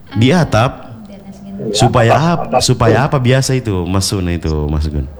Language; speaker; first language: Indonesian; native; Indonesian